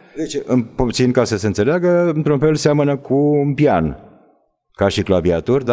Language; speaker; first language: Romanian; native; Romanian